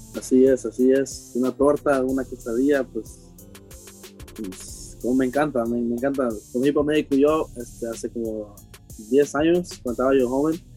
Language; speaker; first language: Spanish; early bilingual, heritage; Spanish